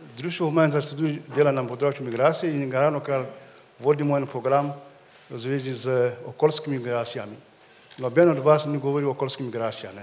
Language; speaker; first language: Slovenian; non-native, fluent; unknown